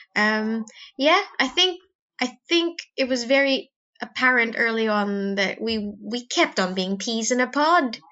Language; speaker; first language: English; non-native, local second language; Cebuano